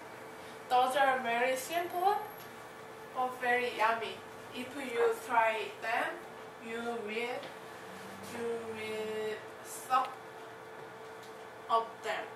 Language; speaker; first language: English; non-native, learner; Korean